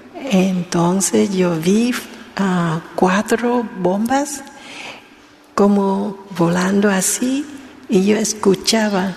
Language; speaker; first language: Spanish; non-native, learner; Vietnamese